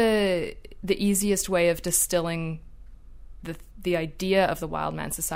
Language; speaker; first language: English; native; English